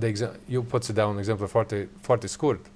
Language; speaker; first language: Romanian; non-native, learner; English